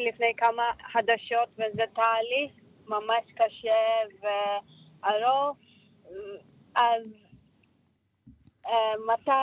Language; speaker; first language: Hebrew; non-native, learner; Turkish